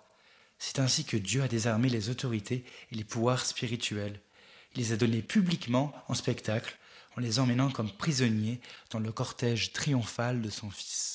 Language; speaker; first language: French; native; French